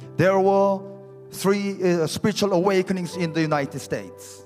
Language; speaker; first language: English; non-native, fluent; Korean